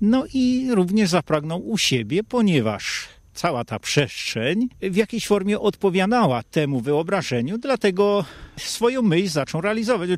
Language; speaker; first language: Polish; native; Polish